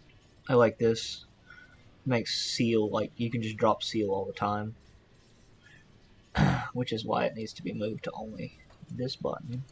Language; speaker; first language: English; native; English